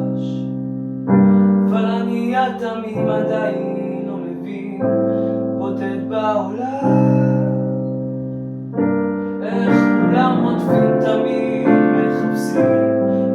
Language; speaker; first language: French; early bilingual, heritage; French